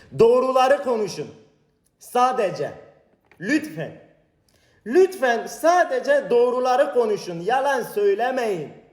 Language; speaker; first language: Turkish; non-native, local second language; Kurdish